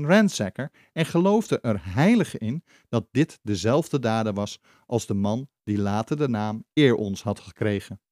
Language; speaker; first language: Dutch; native; Dutch